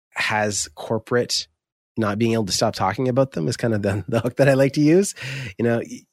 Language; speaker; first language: English; native; English